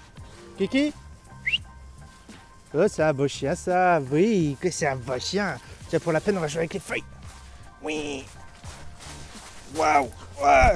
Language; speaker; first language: French; native; French